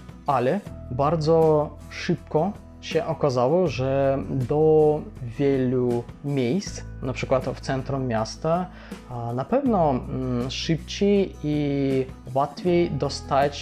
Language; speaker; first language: Polish; non-native, fluent; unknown